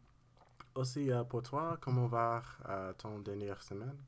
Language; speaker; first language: French; non-native, learner; English